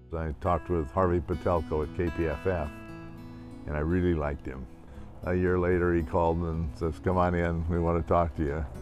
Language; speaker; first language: English; native; English